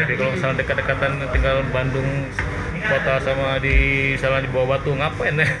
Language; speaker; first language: Indonesian; native; Indonesian